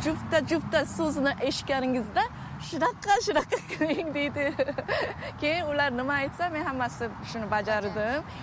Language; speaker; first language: Uzbek; non-native, fluent; Korean